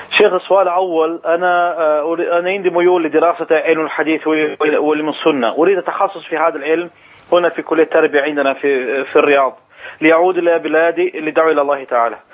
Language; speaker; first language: Arabic; non-native, fluent; Portuguese